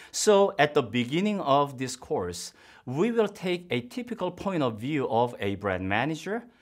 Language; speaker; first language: English; non-native, fluent; Korean